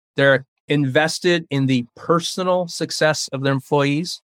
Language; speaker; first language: English; early bilingual, other home language; Chinese